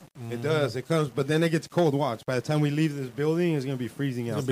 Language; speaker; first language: English; early bilingual, other home language; Spanish